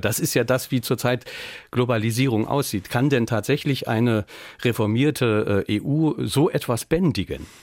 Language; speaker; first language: German; native; German